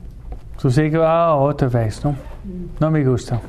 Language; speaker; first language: Spanish; non-native, fluent; English